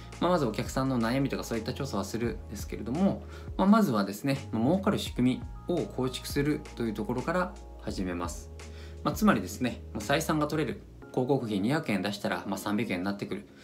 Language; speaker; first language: Japanese; native; Japanese